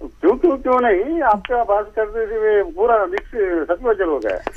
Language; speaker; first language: Hindi; non-native, local second language; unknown